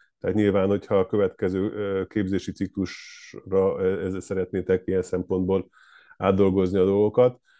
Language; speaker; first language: Hungarian; native; Hungarian